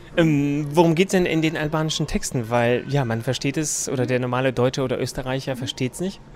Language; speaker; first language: German; native; German